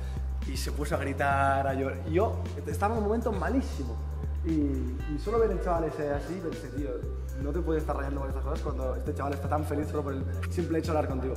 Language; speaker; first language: Spanish; native; Spanish